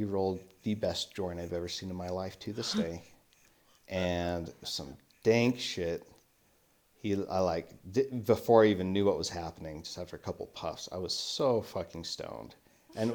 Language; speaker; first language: English; native; English